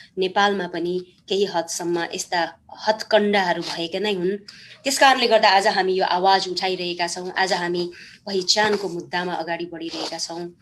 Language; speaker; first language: Nepali; non-native, local second language; Eastern Tamang